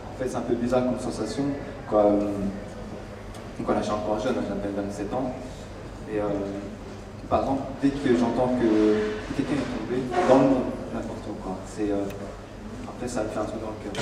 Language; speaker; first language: French; native; French